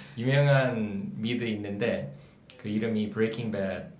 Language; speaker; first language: Korean; early bilingual, heritage; English